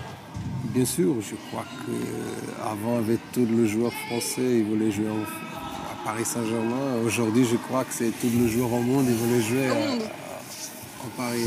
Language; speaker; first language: French; non-native, fluent; Portuguese